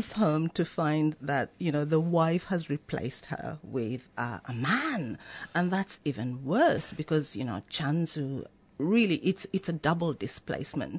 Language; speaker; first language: English; non-native, local second language; Swahili